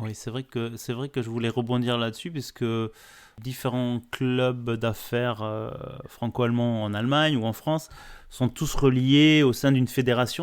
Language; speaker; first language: French; native; French